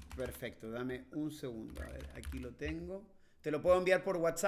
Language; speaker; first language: Spanish; native; Spanish